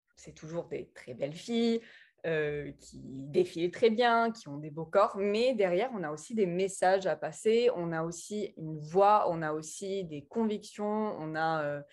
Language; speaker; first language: French; early bilingual, other home language; English